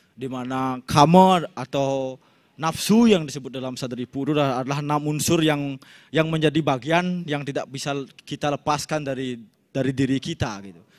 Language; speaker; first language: Indonesian; native; Indonesian